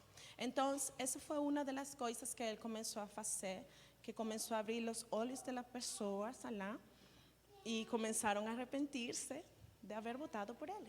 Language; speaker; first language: Portuguese; non-native, learner; Spanish